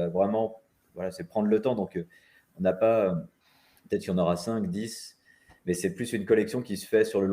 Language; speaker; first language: French; native; French